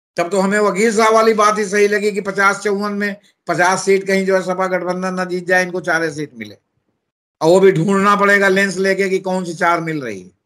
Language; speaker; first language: Hindi; native; Hindi